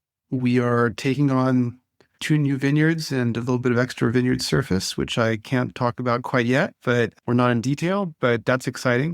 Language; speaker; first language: English; non-native, fluent; French